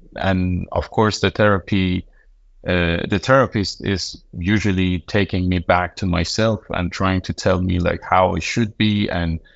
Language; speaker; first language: English; non-native, fluent; Persian